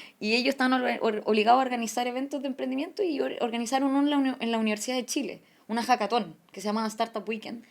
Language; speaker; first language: Spanish; early bilingual, other home language; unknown